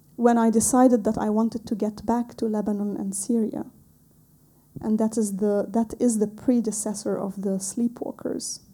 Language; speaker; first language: English; non-native, fluent; Arabic